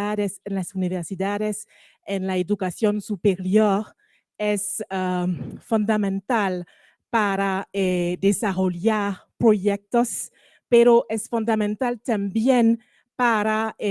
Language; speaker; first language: Spanish; non-native, learner; French